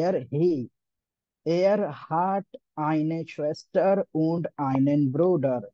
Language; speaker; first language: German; non-native, learner; Hindi